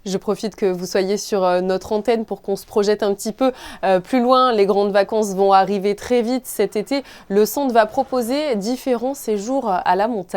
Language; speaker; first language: French; native; French